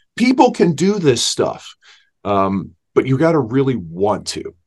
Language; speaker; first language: English; native; English